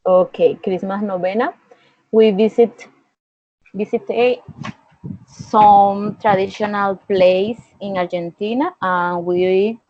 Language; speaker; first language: English; non-native, learner; Spanish